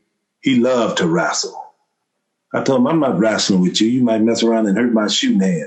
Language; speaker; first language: English; native; English